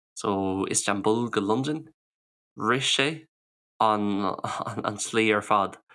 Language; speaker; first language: Irish; non-native, local second language; English